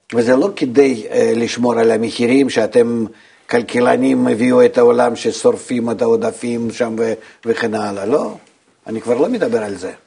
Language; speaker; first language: Hebrew; non-native, fluent; Russian